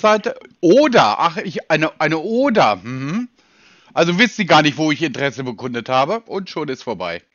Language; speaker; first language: German; native; German